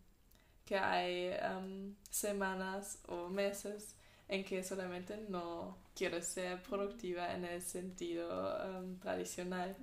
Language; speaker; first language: Spanish; non-native, fluent; German